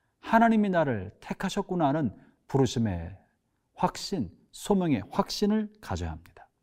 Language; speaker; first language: Korean; native; Korean